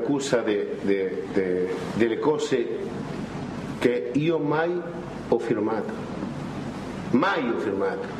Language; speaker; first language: Italian; non-native, fluent; Spanish